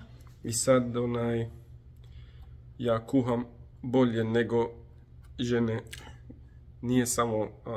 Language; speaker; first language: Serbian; non-native, learner; Turkish